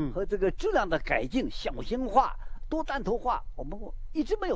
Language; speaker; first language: Chinese; native; Chinese